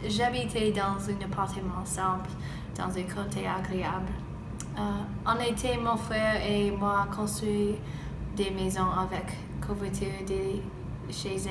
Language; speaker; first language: French; non-native, learner; English